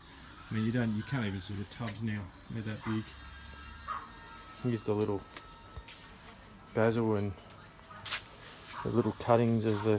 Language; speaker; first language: English; native; English